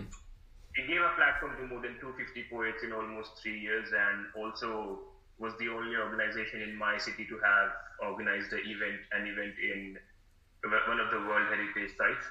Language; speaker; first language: English; non-native, local second language; Hindi